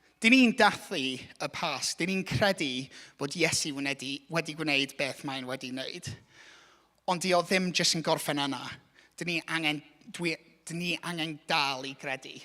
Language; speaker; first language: Welsh; non-native, local second language; English